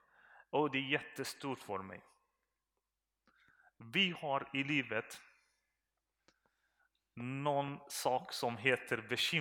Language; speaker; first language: Swedish; non-native, learner; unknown